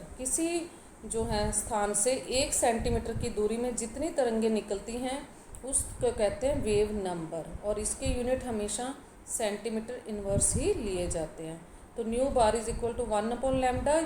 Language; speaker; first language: Hindi; native; Hindi